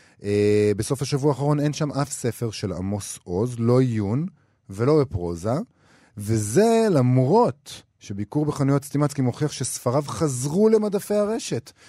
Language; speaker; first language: Hebrew; native; Hebrew